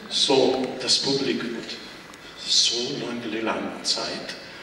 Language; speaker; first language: German; non-native, learner; Spanish